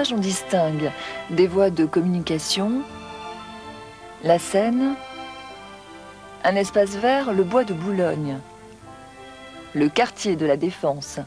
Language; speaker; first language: French; native; French